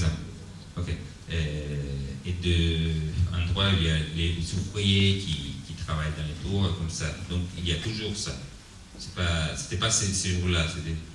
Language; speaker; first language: French; non-native, learner; Italian